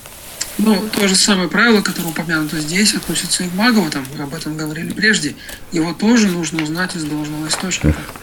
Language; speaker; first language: Russian; native; Russian